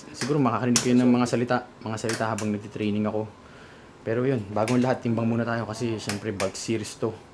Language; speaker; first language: Filipino; native; Filipino